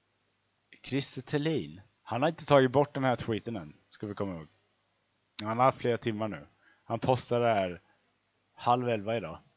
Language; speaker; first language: Swedish; native; Swedish